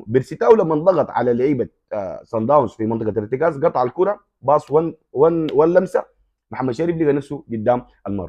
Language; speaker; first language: Arabic; native; Arabic